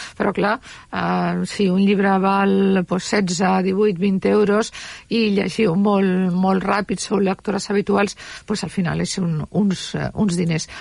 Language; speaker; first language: Catalan; native; Catalan